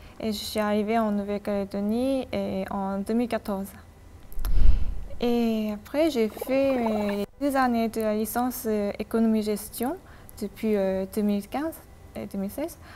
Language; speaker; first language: French; non-native, fluent; Korean